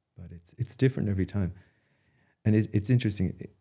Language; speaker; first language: English; native; English